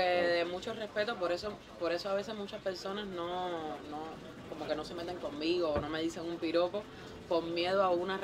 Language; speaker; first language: Spanish; native; Spanish